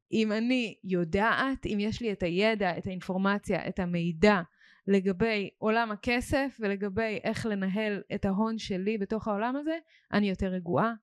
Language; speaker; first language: Hebrew; native; Hebrew